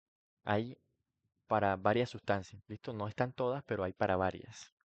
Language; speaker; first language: Spanish; native; Spanish